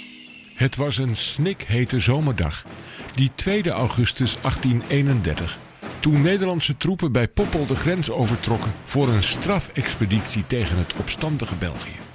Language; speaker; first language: Dutch; native; Dutch